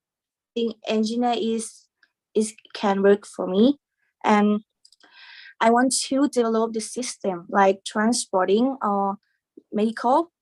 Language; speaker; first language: English; non-native, learner; Thai